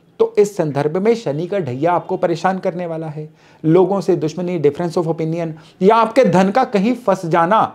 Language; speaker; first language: Hindi; native; Hindi